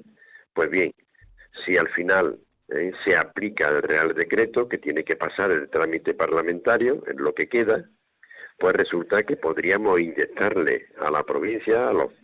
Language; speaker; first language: Spanish; native; Spanish